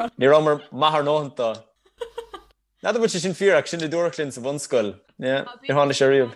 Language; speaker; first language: Irish; native; Irish